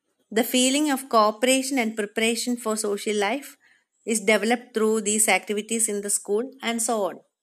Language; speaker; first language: English; non-native, local second language; Malayalam